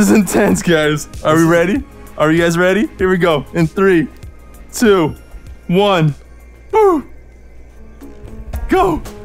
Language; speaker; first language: English; native; English